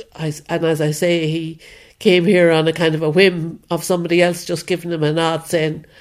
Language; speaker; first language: English; native; English